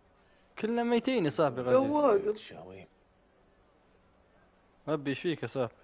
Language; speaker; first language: Arabic; native; Arabic